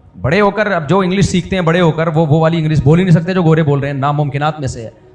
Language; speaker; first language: Urdu; native; Urdu